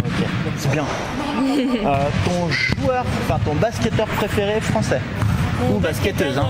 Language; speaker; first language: French; native; French